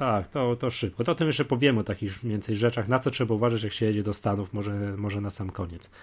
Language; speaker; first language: Polish; native; Polish